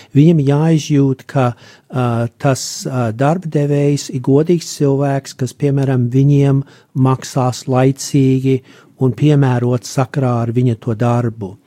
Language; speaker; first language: Latvian; early bilingual, heritage; Latvian